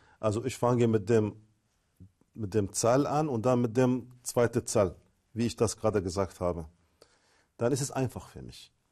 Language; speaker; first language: German; non-native, learner; Arabic